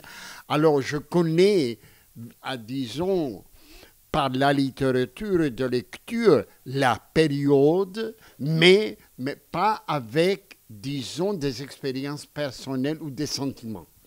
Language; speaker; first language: French; non-native, fluent; Greek